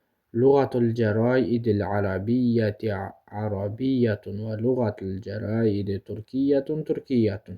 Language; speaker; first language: Arabic; non-native, fluent; Kyrgyz